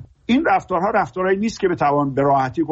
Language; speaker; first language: Persian; native; Persian